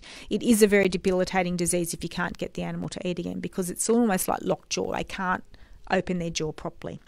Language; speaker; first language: English; native; English